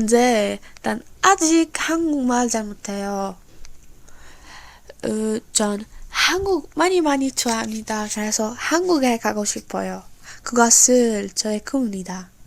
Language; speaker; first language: Korean; non-native, learner; Arabic